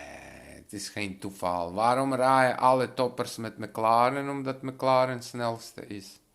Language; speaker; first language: Dutch; non-native, local second language; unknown